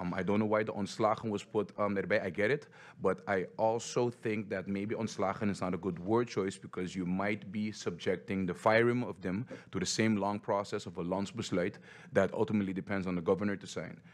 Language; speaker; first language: English; native; English